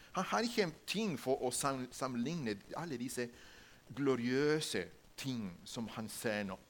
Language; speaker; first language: Norwegian; non-native, learner; Spanish